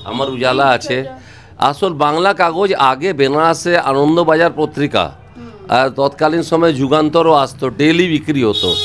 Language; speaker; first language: Bangla; non-native, local second language; Hindi